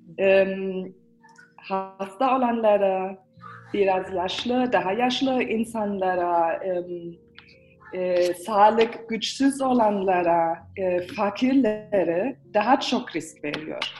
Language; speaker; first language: Turkish; early bilingual, heritage; Turkish